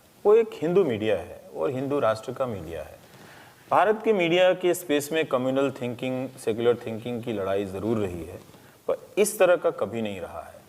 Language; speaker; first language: Hindi; native; Hindi